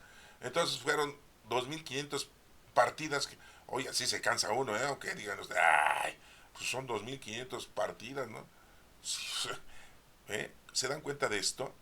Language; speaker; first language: Spanish; native; Spanish